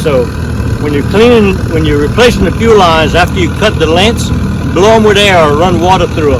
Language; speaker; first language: English; native; English